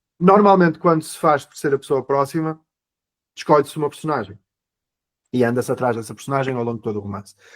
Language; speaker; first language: Portuguese; native; Portuguese